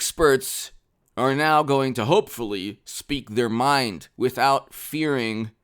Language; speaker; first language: English; native; English